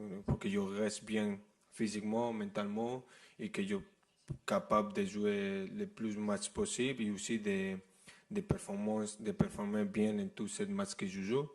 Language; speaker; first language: French; non-native, fluent; Spanish